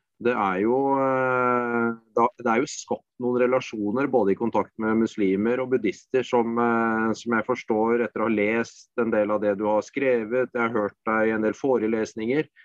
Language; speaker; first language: Norwegian; native; Norwegian